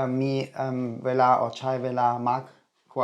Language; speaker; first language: Thai; non-native, learner; German